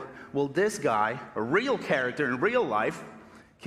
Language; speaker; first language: English; non-native, fluent; Spanish